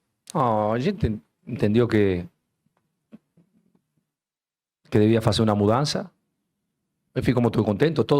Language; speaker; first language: Portuguese; non-native, fluent; Spanish